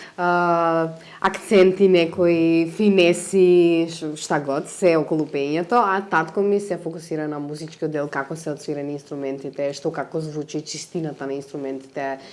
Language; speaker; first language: Macedonian; native; Macedonian